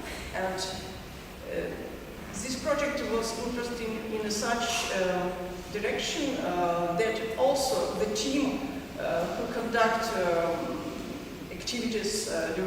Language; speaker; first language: English; non-native, learner; Ukrainian